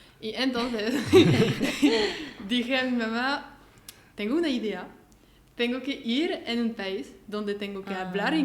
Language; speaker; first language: Spanish; non-native, learner; French